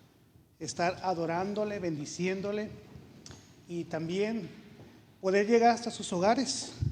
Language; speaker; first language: Spanish; native; Spanish